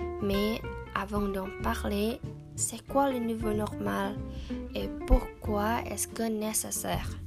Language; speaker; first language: French; non-native, fluent; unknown